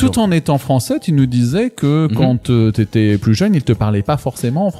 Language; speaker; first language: French; native; French